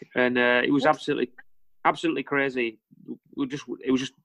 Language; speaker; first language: English; native; English